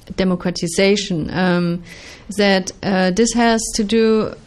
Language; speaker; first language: English; non-native, fluent; German